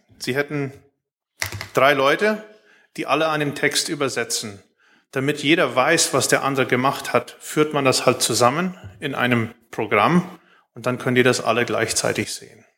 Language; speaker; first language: German; early bilingual, heritage; Plautdietsch